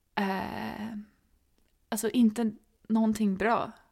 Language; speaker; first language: Swedish; non-native, learner; English